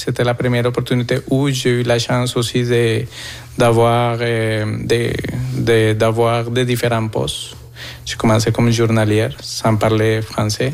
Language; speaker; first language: French; non-native, fluent; Spanish